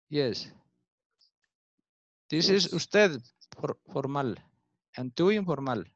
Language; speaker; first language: English; non-native, learner; Spanish